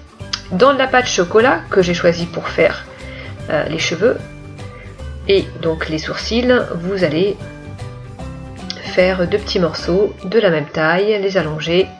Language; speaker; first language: French; native; French